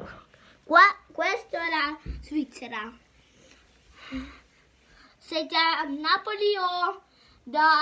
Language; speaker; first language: Italian; early bilingual, heritage; Italian